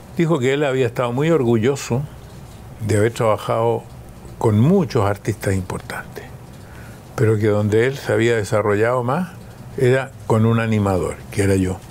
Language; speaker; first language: Spanish; early bilingual, other home language; German